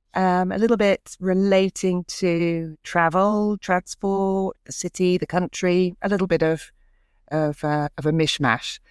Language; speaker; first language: English; native; English